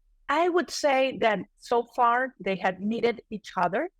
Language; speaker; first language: English; non-native, fluent; Spanish